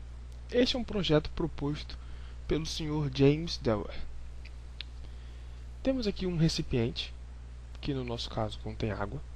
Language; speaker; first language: Portuguese; native; Portuguese